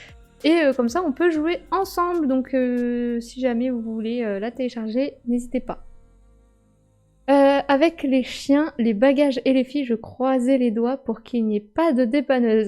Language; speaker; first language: French; native; French